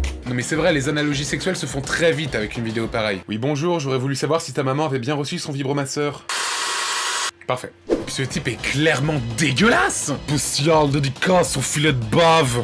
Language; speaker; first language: French; native; French